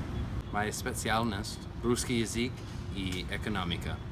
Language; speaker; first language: Russian; non-native, learner; English